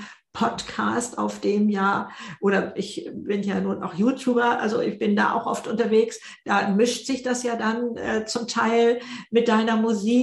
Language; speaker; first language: German; native; German